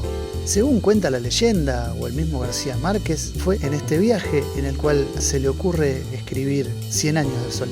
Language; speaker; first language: Spanish; native; Spanish